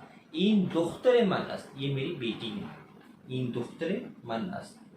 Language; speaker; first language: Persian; non-native, fluent; Urdu